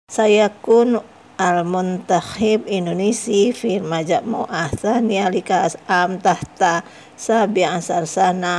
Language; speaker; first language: Arabic; non-native, fluent; Indonesian